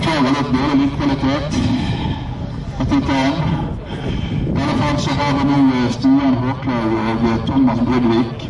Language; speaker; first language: Norwegian; native; Norwegian